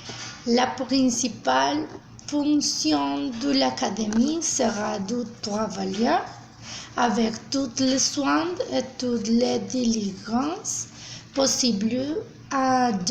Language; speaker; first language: French; non-native, learner; Spanish